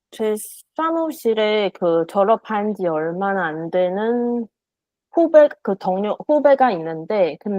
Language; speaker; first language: Korean; non-native, learner; Chinese